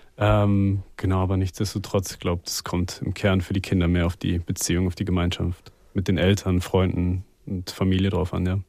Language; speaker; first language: German; native; German